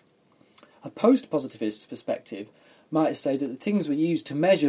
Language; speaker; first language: English; native; English